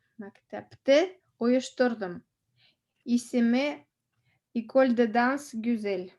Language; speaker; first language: Tatar; non-native, local second language; Russian